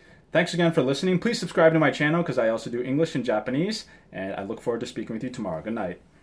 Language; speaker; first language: English; early bilingual, other home language; Japanese